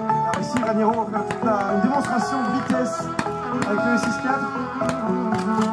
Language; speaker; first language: French; native; French